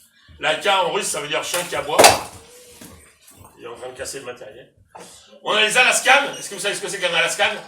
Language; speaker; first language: French; native; French